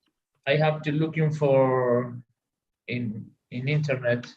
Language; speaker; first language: English; non-native, learner; Spanish